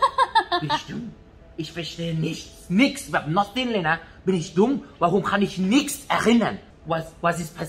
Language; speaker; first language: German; non-native, learner; Thai